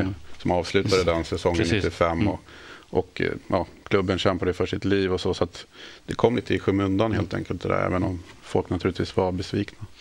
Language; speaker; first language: Swedish; native; Swedish